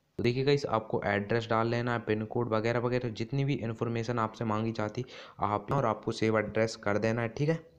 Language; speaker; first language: Hindi; native; Hindi